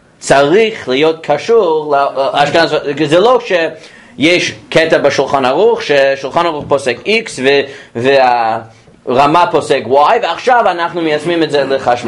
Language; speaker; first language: Hebrew; non-native, fluent; English